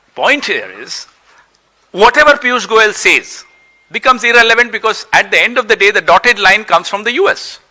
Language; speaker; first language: English; non-native, local second language; Hindi